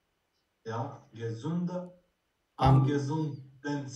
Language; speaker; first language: German; non-native, learner; Bosnian